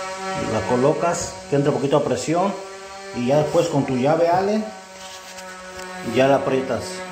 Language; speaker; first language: Spanish; native; Spanish